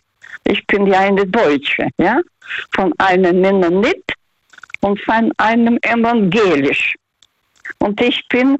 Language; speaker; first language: German; non-native, learner; Russian